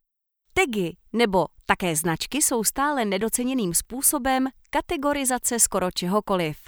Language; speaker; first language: Czech; native; Czech